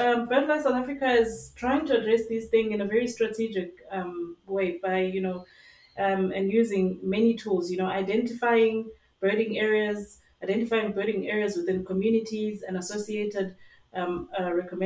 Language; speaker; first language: English; non-native, local second language; Zulu